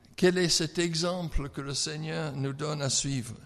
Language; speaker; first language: French; non-native, fluent; English